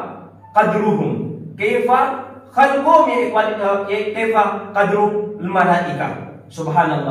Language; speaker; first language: Arabic; non-native, learner; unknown